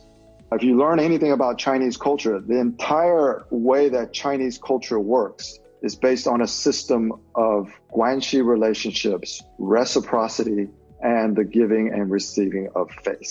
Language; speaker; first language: English; native; English